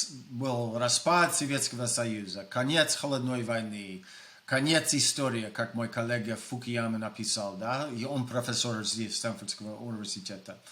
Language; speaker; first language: Russian; non-native, fluent; English